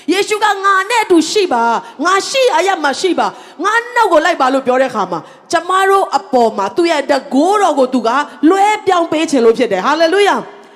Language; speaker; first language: Burmese; non-native, local second language; Tedim Chin